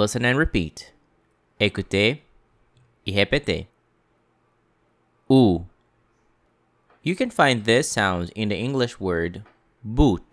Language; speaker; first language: English; non-native, fluent; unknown